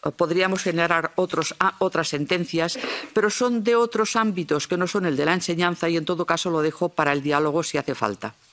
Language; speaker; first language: Spanish; non-native, local second language; Catalan